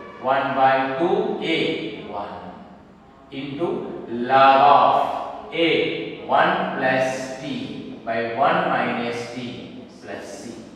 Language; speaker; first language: English; non-native, local second language; Kannada